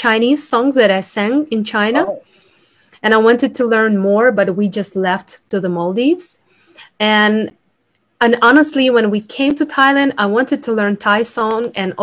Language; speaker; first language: English; non-native, fluent; Ukrainian